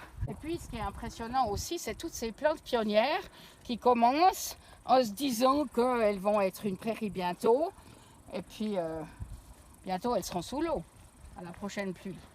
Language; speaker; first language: French; native; French